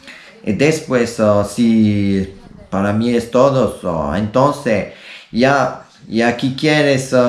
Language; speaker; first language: Spanish; non-native, learner; Italian